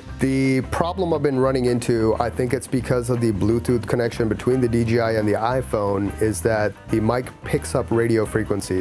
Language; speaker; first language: English; native; English